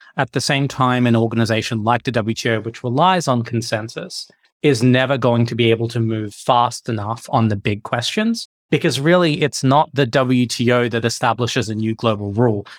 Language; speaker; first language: English; native; English